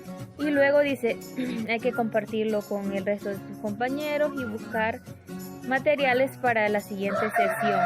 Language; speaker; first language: Spanish; native; Spanish